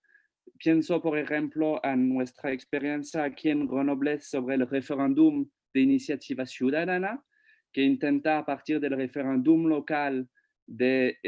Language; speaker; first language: Spanish; non-native, fluent; French